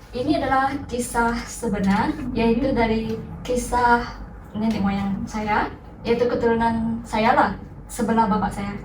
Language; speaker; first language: Malay; non-native, local second language; Iban